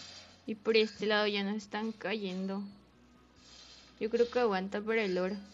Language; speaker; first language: Spanish; native; Spanish